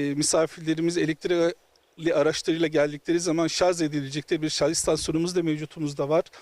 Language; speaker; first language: Turkish; native; Turkish